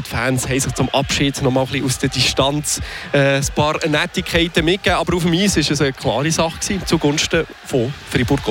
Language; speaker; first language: German; native; German